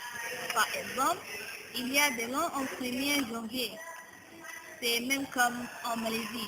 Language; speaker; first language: French; non-native, learner; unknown